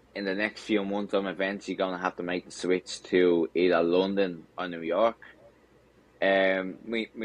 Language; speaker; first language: English; native; English